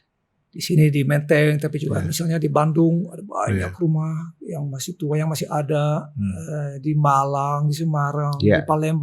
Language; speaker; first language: Indonesian; non-native, local second language; Dutch